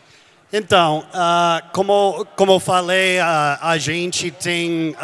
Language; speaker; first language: Portuguese; non-native, fluent; English